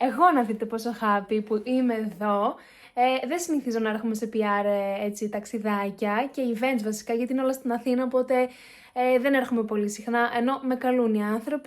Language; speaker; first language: Greek; native; Greek